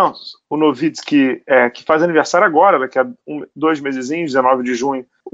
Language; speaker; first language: Portuguese; native; Portuguese